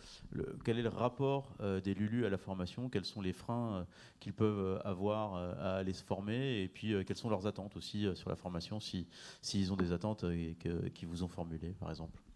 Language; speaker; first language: French; native; French